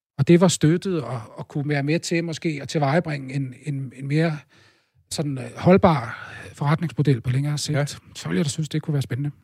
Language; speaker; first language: Danish; native; Danish